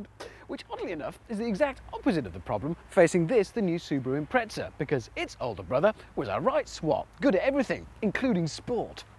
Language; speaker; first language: English; native; English